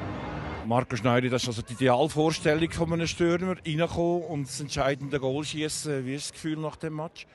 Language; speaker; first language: German; native; German